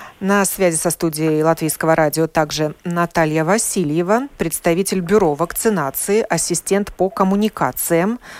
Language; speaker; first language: Russian; native; Russian